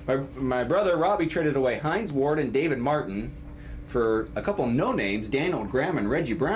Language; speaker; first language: English; native; English